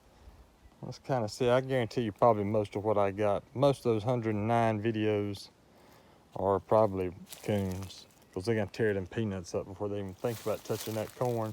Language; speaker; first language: English; native; English